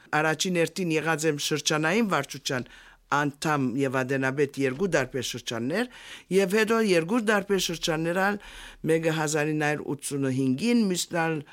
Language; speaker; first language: Armenian; early bilingual, heritage; Armenian